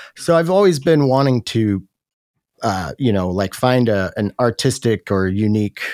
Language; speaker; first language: English; native; English